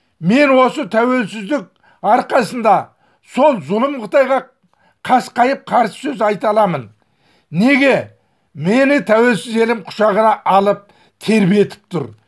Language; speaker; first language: Kazakh; native; Kazakh